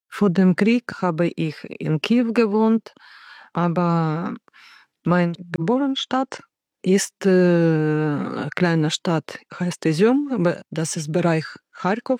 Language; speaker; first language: German; non-native, learner; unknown